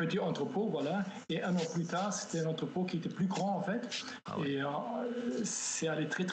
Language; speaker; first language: French; non-native, fluent; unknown